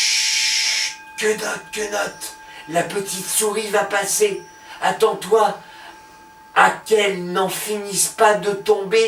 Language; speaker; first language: French; native; French